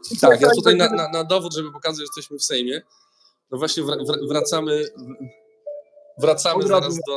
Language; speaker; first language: Polish; native; Polish